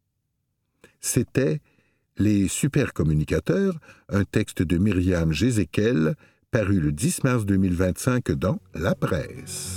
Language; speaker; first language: French; native; French